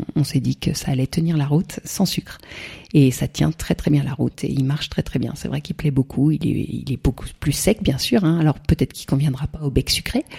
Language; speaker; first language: French; native; French